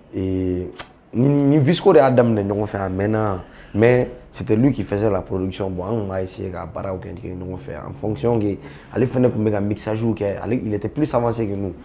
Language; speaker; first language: French; non-native, local second language; Tamasheq